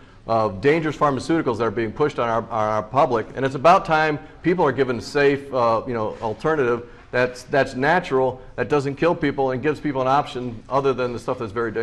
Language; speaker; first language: English; native; English